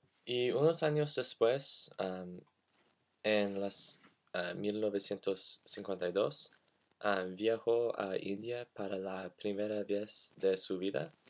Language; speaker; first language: Spanish; non-native, learner; English